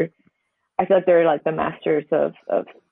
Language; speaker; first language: English; non-native, local second language; Cantonese